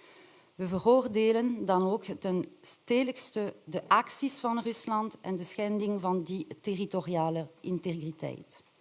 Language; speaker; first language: Dutch; non-native, local second language; French